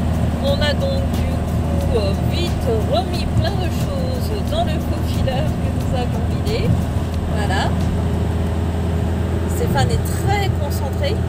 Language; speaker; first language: French; native; French